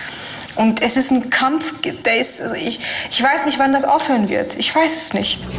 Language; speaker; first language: German; early bilingual, other home language; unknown